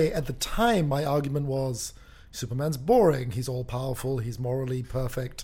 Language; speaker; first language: English; native; English